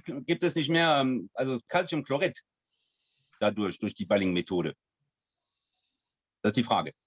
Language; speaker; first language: German; non-native, fluent; French